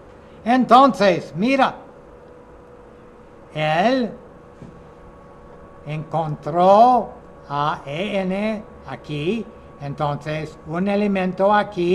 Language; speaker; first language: Spanish; non-native, fluent; English